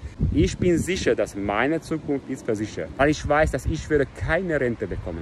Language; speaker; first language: German; non-native, fluent; Hungarian